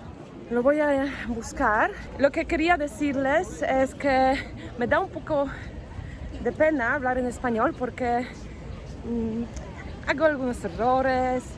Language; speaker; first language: Spanish; non-native, fluent; Polish